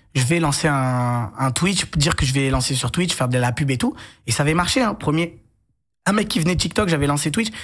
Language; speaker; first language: French; native; French